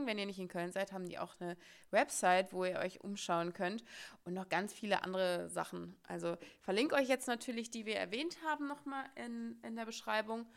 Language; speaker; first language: German; native; German